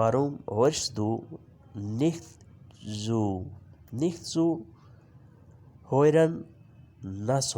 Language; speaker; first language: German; non-native, fluent; Urdu